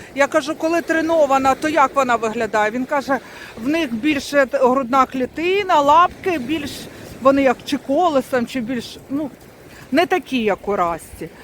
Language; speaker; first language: Ukrainian; native; Ukrainian